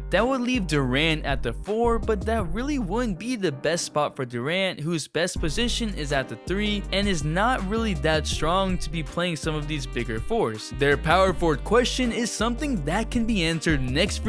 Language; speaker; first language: English; native; English